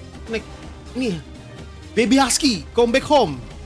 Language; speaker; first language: English; non-native, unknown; Indonesian